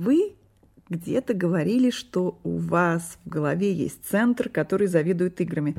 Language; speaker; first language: Russian; native; Russian